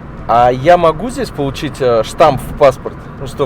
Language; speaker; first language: Russian; native; Russian